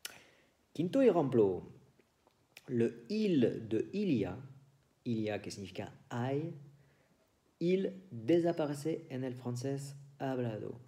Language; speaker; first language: Spanish; non-native, fluent; French